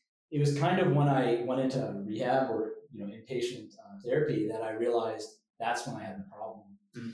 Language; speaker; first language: English; native; English